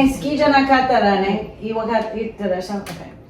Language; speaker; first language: Japanese; non-native, fluent; Portuguese